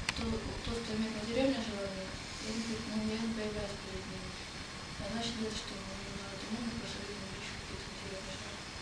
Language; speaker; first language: Russian; native; Russian